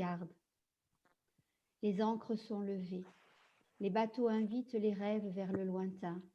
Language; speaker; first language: French; native; French